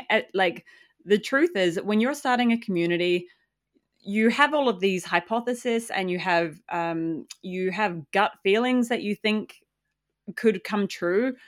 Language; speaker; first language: English; native; English